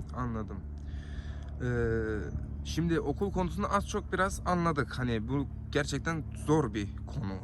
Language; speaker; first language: Turkish; native; Turkish